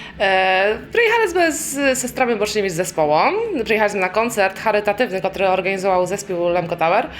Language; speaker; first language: Polish; non-native, local second language; Rusyn